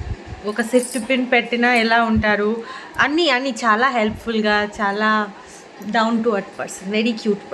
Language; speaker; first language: Telugu; non-native, fluent; Bangla